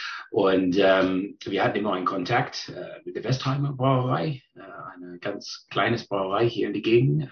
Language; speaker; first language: German; non-native, fluent; English